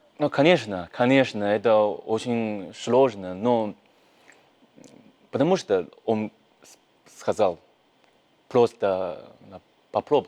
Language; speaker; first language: Russian; non-native, learner; Chinese